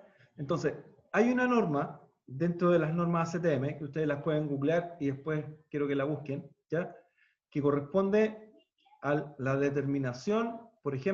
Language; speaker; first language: Spanish; native; Spanish